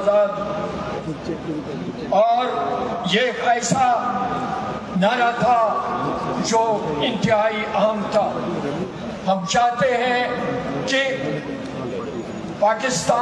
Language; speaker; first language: Urdu; non-native, local second language; Kashmiri